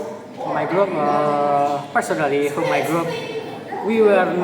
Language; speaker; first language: English; non-native, learner; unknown